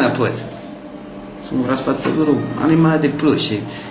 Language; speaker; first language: Romanian; non-native, learner; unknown